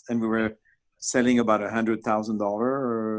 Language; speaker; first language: English; non-native, fluent; French